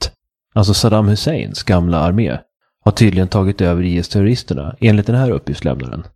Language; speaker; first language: Swedish; native; Swedish